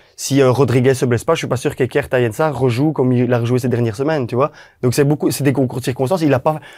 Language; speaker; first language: French; native; French